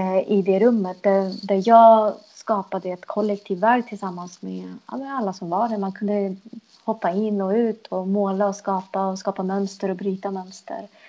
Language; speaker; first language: Swedish; early bilingual, other home language; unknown